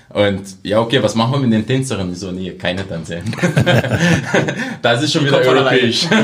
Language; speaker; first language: German; non-native, fluent; Portuguese